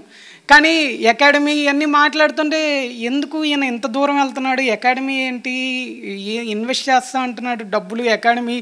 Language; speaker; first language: Telugu; native; Telugu